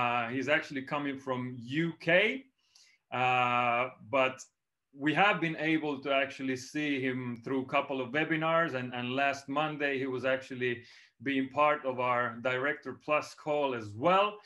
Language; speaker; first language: English; non-native, fluent; Estonian